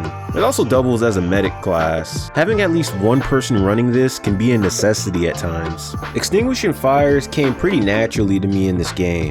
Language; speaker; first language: English; native; English